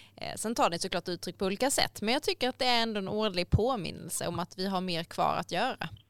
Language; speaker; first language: Swedish; native; Swedish